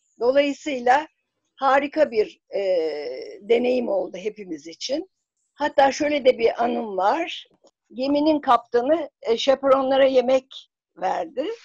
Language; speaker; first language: Turkish; native; Turkish